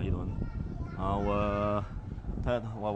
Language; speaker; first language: Arabic; non-native, learner; Chinese